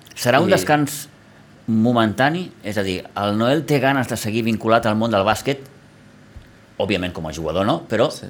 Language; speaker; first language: Catalan; native; Catalan